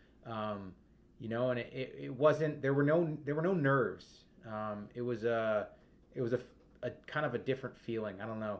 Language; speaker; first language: English; native; English